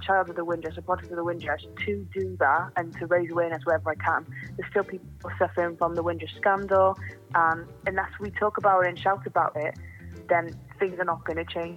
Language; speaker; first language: English; native; English